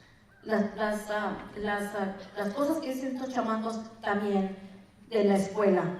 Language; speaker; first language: Spanish; early bilingual, heritage; Spanish